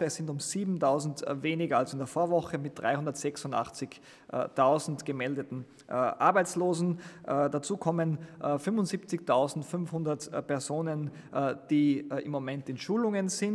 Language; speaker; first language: German; native; German